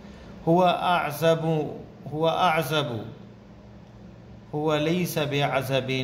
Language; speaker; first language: Arabic; non-native, fluent; Urdu